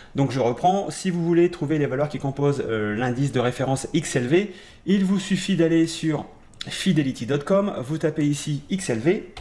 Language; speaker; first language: French; native; French